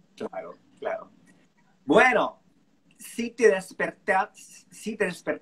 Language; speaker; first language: Spanish; non-native, fluent; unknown